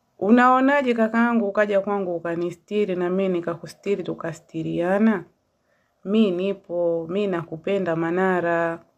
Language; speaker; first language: Swahili; native; Swahili